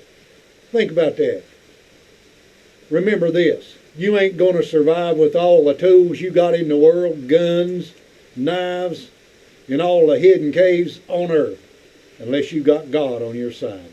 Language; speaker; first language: English; native; English